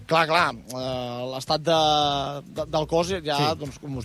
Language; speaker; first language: Catalan; native; Catalan